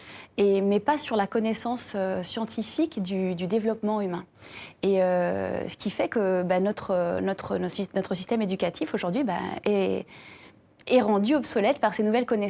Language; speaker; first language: French; native; French